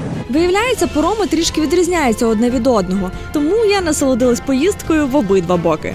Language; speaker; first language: Ukrainian; native; Ukrainian